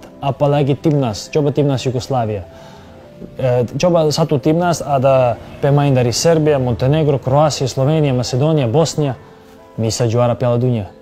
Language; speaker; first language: Indonesian; non-native, fluent; Serbian